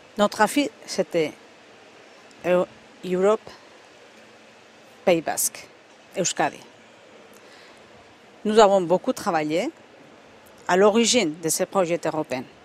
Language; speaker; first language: French; non-native, fluent; Spanish